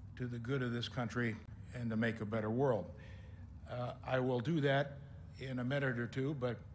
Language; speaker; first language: English; native; English